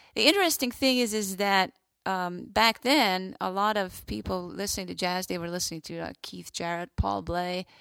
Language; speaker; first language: English; non-native, fluent; Hungarian